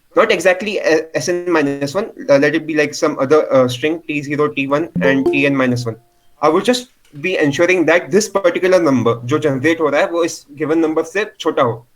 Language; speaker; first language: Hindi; non-native, local second language; Marathi